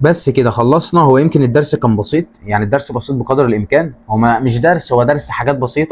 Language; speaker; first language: Arabic; native; Arabic